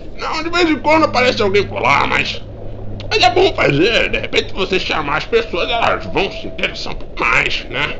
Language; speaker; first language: Portuguese; native; Portuguese